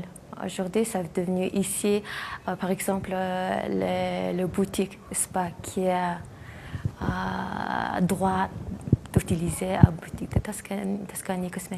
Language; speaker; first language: French; non-native, learner; Mongolian